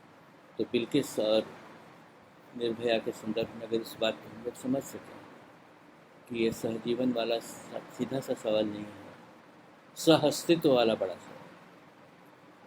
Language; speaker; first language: Hindi; native; Hindi